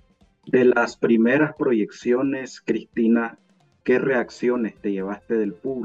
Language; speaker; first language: Spanish; native; Spanish